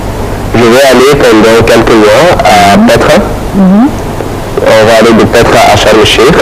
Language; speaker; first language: French; non-native, fluent; Arabic